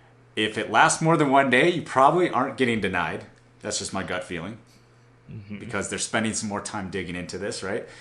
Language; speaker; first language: English; native; English